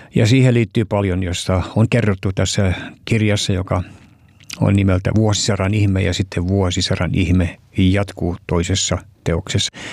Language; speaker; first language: Finnish; early bilingual, heritage; Finnish